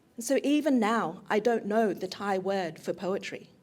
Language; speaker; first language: English; early bilingual, other home language; Thai